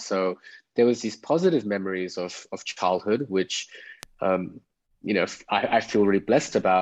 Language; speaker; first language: English; native; English